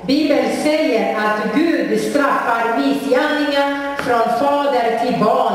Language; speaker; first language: Swedish; non-native, fluent; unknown